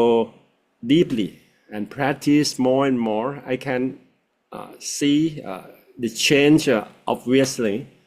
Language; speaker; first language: English; non-native, fluent; Thai